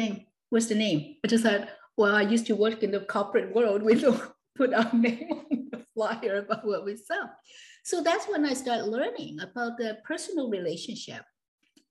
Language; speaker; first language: English; non-native, local second language; Cantonese